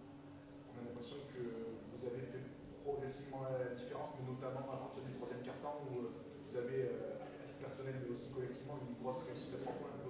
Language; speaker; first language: French; native; French